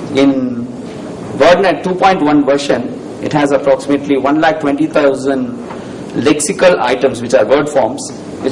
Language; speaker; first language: English; non-native, local second language; Tamil